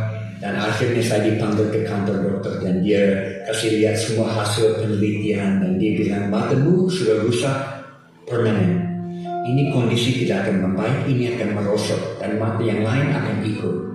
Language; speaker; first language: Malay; non-native, fluent; English